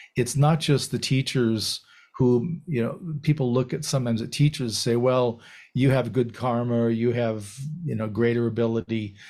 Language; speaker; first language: English; native; English